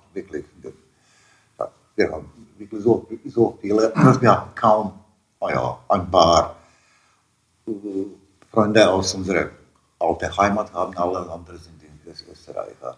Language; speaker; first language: German; non-native, fluent; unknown